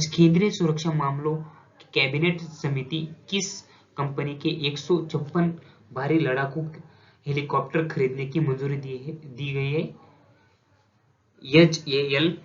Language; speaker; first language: Hindi; non-native, local second language; Marathi